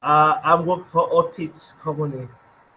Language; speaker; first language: English; non-native, learner; Vietnamese